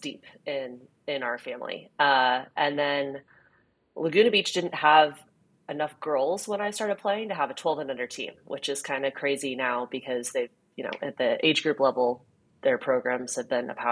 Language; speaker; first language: English; native; English